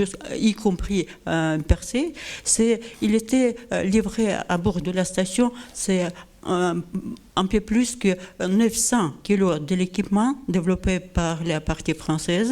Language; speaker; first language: French; non-native, learner; Russian